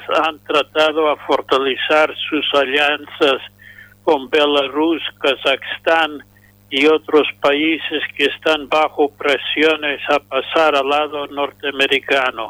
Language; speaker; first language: Spanish; non-native, fluent; English